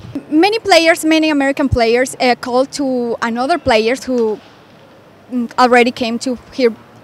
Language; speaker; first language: English; non-native, learner; Spanish